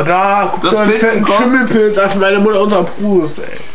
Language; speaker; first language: German; native; German